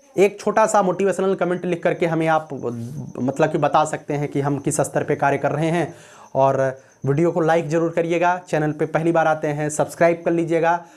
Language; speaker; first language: Hindi; native; Hindi